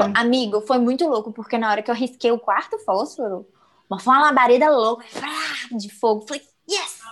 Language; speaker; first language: Portuguese; native; Portuguese